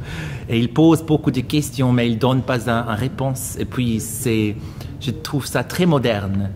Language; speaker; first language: French; non-native, fluent; German